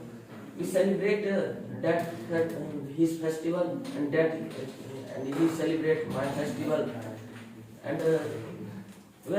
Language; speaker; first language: English; non-native, learner; Hindi